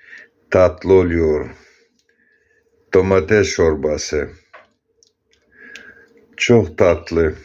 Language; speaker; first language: Turkish; non-native, learner; Russian